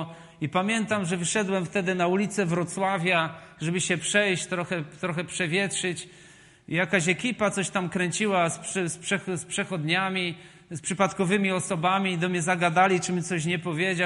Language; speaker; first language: Polish; native; Polish